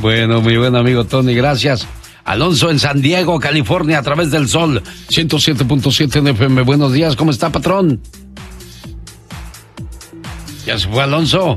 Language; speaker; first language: Spanish; native; Spanish